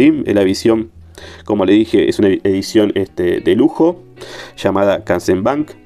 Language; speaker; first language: Spanish; native; Spanish